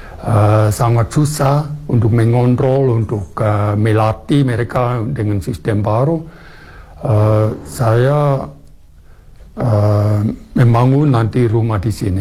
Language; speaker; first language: Indonesian; non-native, fluent; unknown